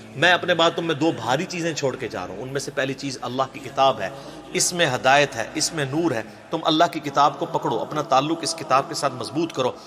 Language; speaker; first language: Urdu; non-native, local second language; Punjabi